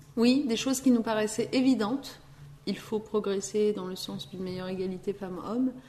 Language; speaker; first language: French; early bilingual, other home language; Riffian